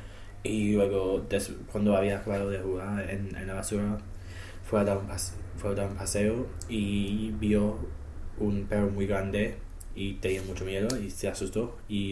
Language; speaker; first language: Spanish; non-native, learner; English